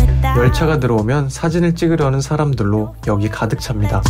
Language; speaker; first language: Korean; native; Korean